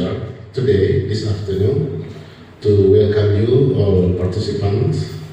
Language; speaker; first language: English; non-native, fluent; Indonesian